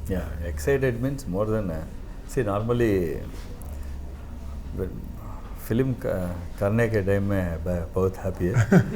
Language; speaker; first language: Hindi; non-native, learner; Tamil